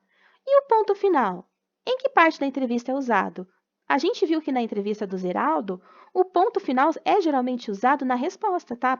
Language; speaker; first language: Portuguese; native; Portuguese